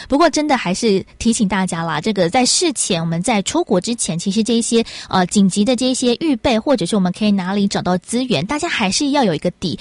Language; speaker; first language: Chinese; native; Chinese